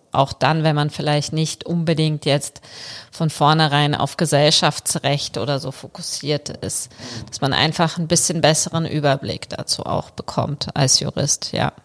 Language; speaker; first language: German; early bilingual, other home language; Bulgarian